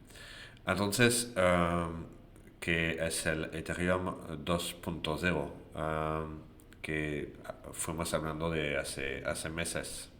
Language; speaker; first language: Spanish; non-native, fluent; French